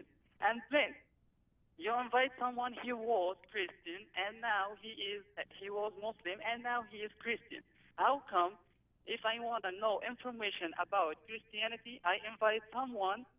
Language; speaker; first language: English; non-native, learner; Arabic